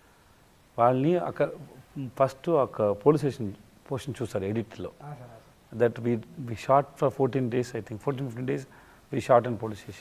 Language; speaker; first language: Telugu; non-native, learner; Tamil